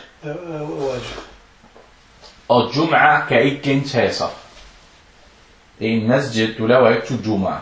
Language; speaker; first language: Danish; non-native, fluent; Arabic